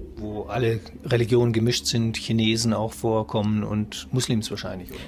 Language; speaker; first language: German; native; German